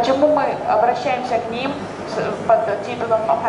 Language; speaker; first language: Russian; native; Russian